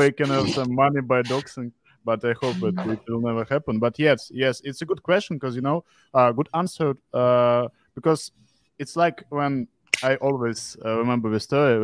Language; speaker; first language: English; non-native, fluent; Russian